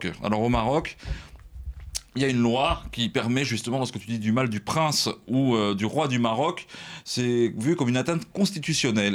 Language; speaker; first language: French; native; French